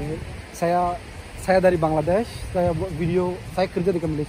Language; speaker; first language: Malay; non-native, learner; Bangla